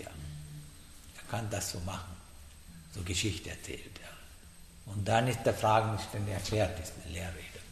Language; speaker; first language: German; non-native, fluent; Sinhala